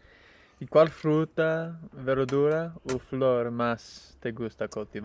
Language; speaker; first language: Spanish; non-native, learner; English